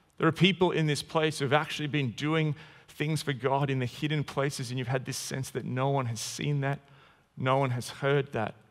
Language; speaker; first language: English; native; English